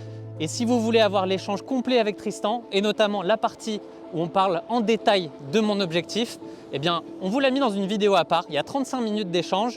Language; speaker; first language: French; native; French